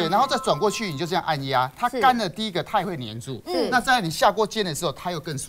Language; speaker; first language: Chinese; native; Chinese